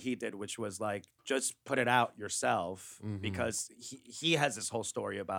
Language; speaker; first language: English; early bilingual, other home language; Korean